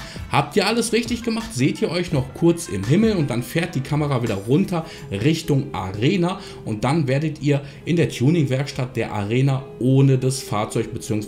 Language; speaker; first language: German; native; German